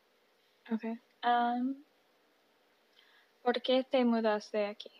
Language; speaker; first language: Spanish; early bilingual, heritage; Spanish